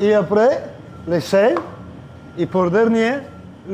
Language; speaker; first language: French; non-native, learner; Italian